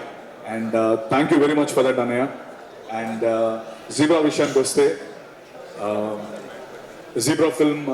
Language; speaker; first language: Telugu; native; Telugu